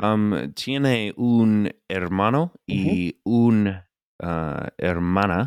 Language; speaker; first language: Spanish; non-native, learner; English